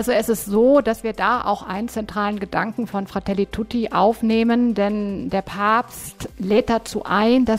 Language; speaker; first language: German; native; German